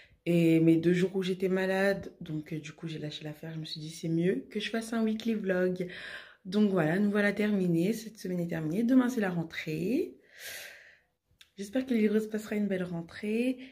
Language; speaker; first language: French; native; French